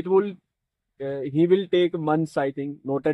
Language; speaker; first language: English; non-native, learner; Hindi